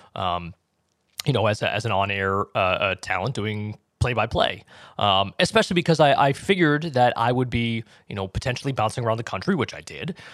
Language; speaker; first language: English; native; English